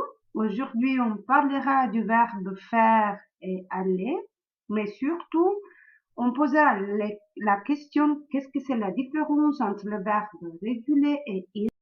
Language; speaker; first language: French; non-native, learner; Italian